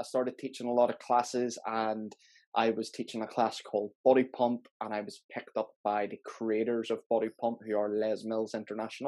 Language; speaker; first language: English; native; English